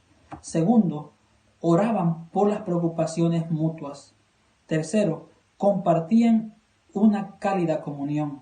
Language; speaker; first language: Spanish; native; Spanish